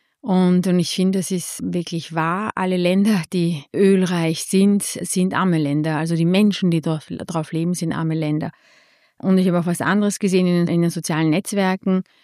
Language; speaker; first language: German; early bilingual, other home language; Armenian